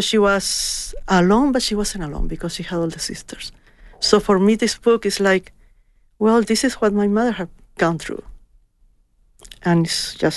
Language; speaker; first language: English; non-native, fluent; Spanish